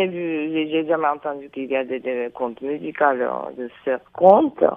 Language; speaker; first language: French; non-native, fluent; Japanese